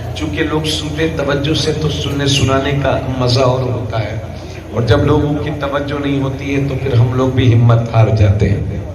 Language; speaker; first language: Urdu; native; Urdu